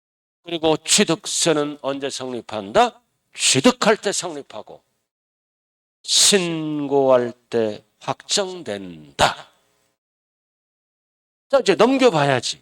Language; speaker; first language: Korean; native; Korean